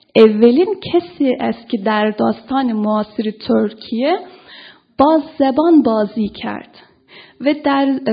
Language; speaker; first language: Persian; non-native, fluent; Turkish